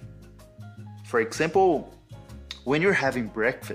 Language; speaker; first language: English; non-native, fluent; Portuguese